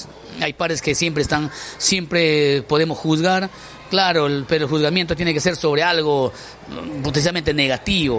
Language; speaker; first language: Spanish; native; Spanish